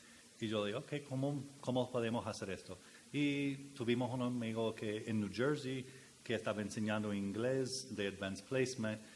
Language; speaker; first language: Spanish; non-native, learner; English